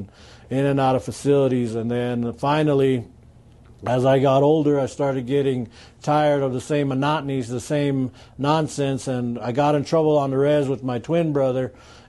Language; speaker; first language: English; native; English